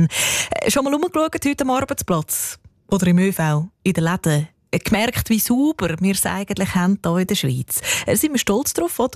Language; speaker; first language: German; native; German